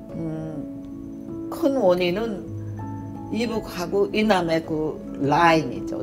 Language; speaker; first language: Korean; early bilingual, heritage; Korean